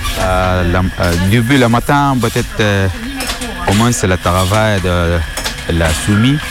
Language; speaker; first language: French; non-native, learner; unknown